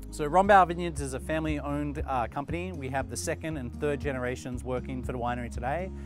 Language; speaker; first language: English; native; English